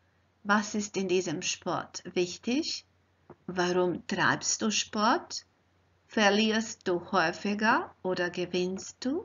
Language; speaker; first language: German; non-native, fluent; Croatian